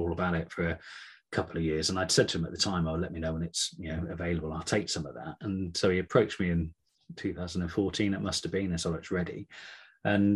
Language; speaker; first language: English; native; English